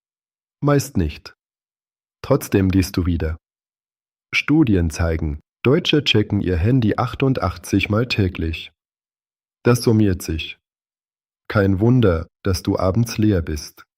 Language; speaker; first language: German; native; German